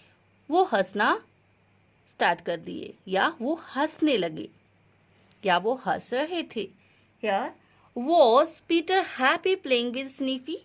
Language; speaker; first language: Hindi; native; Hindi